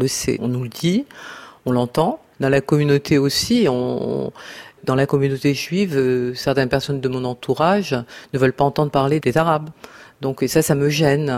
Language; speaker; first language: French; native; French